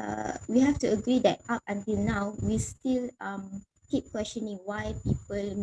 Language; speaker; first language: English; non-native, local second language; Malay